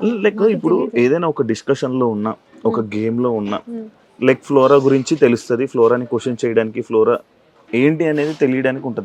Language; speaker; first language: Telugu; native; Telugu